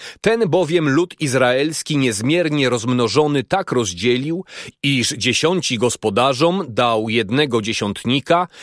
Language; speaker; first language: Polish; native; Polish